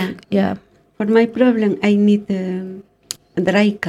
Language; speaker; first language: English; non-native, learner; Spanish